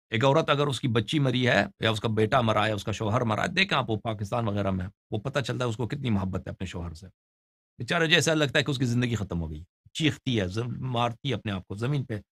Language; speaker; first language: Urdu; non-native, fluent; Persian